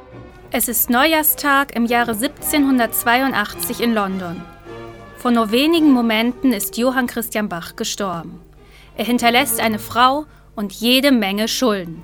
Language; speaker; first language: German; native; German